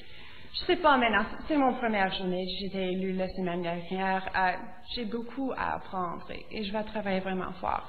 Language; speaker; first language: French; non-native, local second language; English